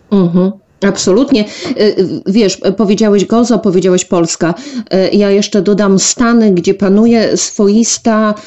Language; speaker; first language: Polish; native; Polish